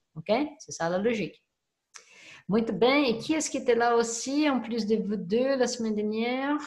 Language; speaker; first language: French; non-native, fluent; Portuguese